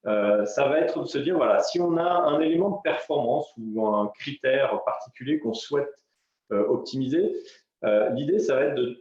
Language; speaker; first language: French; native; French